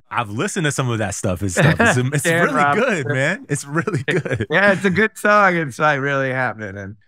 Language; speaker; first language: English; native; English